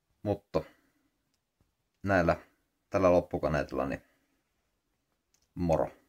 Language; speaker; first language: Finnish; native; Finnish